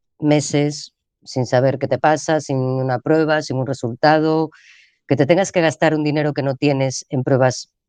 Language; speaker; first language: Spanish; native; Spanish